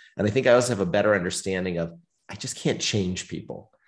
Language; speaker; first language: English; native; English